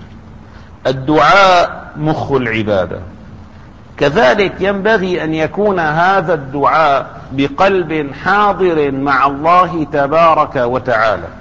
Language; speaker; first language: Arabic; native; Arabic